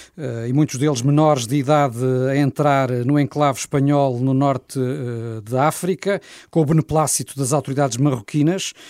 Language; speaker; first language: Portuguese; native; Portuguese